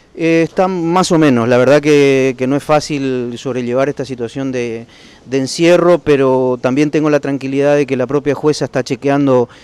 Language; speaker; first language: Spanish; native; Spanish